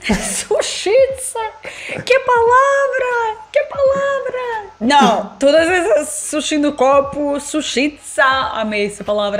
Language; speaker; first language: Portuguese; non-native, learner; Russian